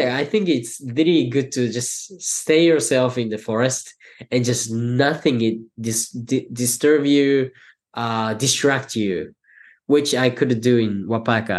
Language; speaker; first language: English; non-native, fluent; Japanese